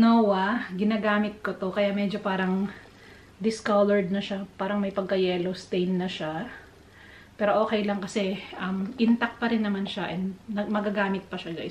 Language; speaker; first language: Filipino; native; Filipino